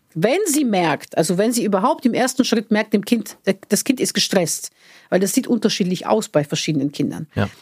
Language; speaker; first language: German; non-native, fluent; Bulgarian